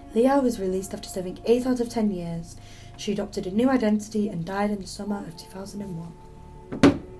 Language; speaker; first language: English; native; English